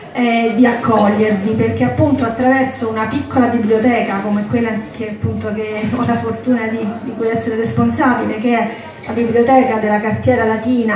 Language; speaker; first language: Italian; native; Italian